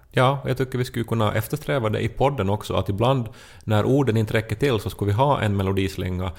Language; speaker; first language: Swedish; native; Swedish